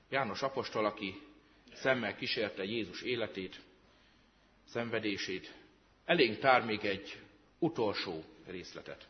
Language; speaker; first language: Hungarian; native; Hungarian